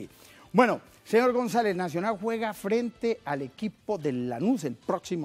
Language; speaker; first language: Spanish; native; Spanish